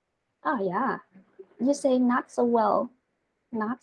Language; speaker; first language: English; non-native, learner; Vietnamese